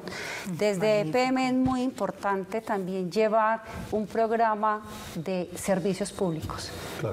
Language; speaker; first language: Spanish; native; Spanish